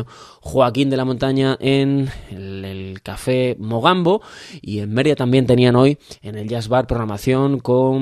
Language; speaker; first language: Spanish; native; Spanish